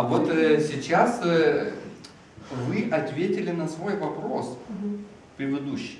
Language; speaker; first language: Russian; non-native, fluent; Lithuanian